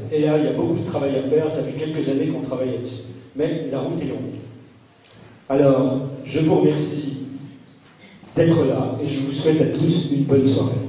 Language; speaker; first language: French; native; French